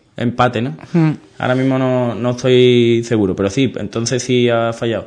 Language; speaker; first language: Spanish; native; Spanish